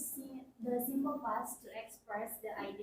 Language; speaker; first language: English; non-native, learner; Indonesian